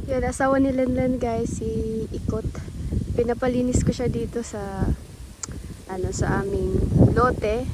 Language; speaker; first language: Filipino; native; Filipino